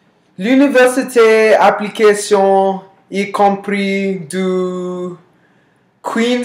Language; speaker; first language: French; non-native, learner; English